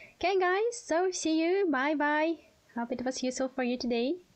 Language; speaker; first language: English; non-native, fluent; Russian